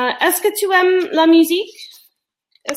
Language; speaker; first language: French; non-native, learner; English